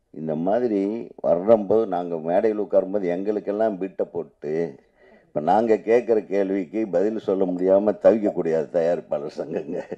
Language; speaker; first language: Tamil; native; Tamil